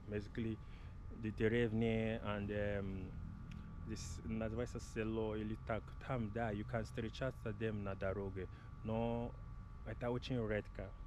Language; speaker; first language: Russian; non-native, learner; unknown